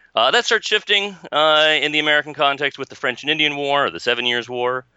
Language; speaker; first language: English; native; English